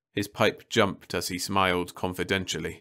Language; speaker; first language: English; native; English